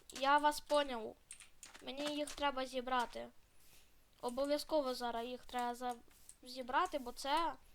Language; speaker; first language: Ukrainian; native; Ukrainian